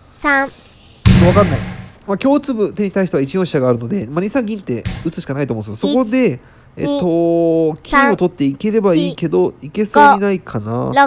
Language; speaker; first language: Japanese; native; Japanese